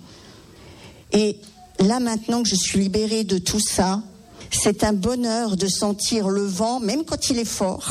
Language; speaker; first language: French; native; French